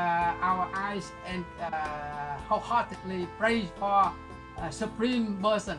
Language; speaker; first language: English; non-native, local second language; Vietnamese